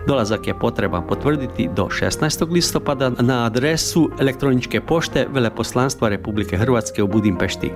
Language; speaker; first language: Croatian; early bilingual, heritage; Croatian